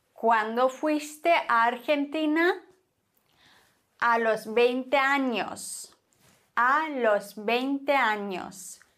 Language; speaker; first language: Spanish; non-native, fluent; German